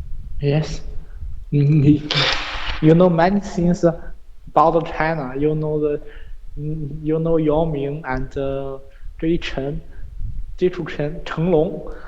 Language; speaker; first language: English; non-native, learner; Chinese